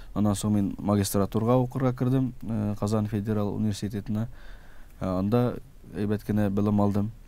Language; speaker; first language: Tatar; early bilingual, heritage; Tatar